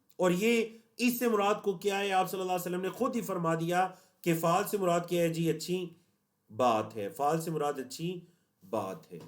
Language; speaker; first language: Urdu; native; Urdu